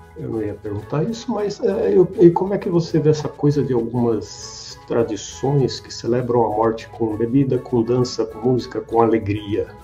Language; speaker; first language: Portuguese; native; Portuguese